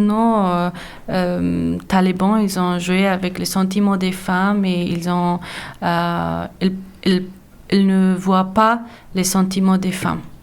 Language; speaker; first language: French; non-native, learner; Persian